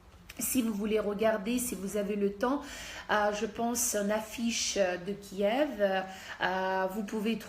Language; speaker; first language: French; non-native, fluent; Russian